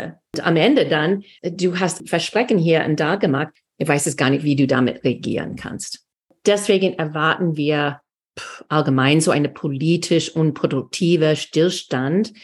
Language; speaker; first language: German; non-native, fluent; English